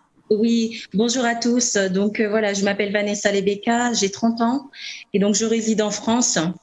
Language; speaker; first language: French; non-native, local second language; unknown